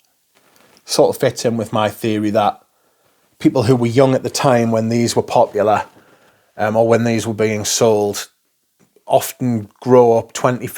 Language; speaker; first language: English; native; English